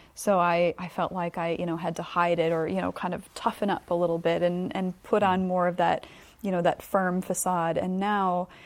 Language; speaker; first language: English; native; English